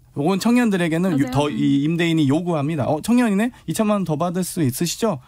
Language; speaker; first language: Korean; native; Korean